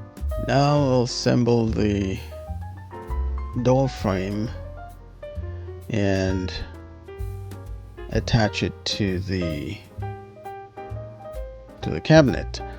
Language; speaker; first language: English; native; English